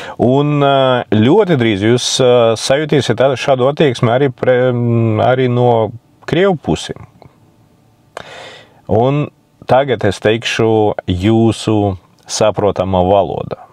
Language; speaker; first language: Latvian; non-native, local second language; Russian